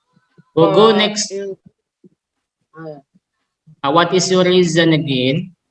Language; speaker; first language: English; non-native, learner; Indonesian